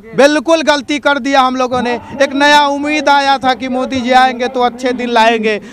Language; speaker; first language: Hindi; native; Hindi